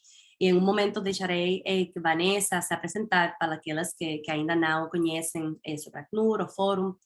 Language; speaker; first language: Portuguese; non-native, fluent; Spanish